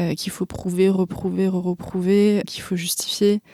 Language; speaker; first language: French; native; French